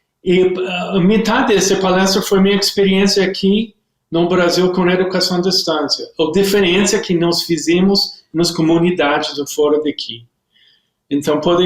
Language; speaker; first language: Portuguese; non-native, learner; English